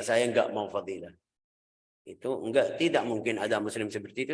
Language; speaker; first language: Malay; non-native, fluent; Arabic